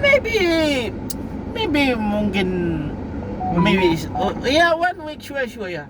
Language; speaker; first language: English; non-native, local second language; Arabic